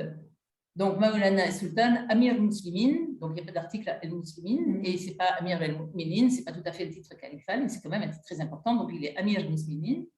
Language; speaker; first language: French; native; French